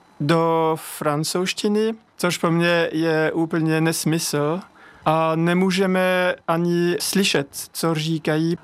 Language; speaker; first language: Czech; non-native, fluent; French